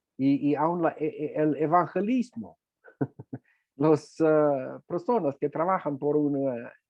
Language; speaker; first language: Spanish; non-native, fluent; English